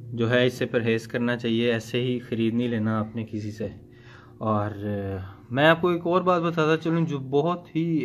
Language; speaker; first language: Urdu; native; Urdu